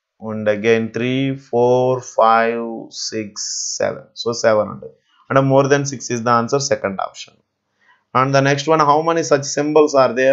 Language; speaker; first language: English; non-native, local second language; Telugu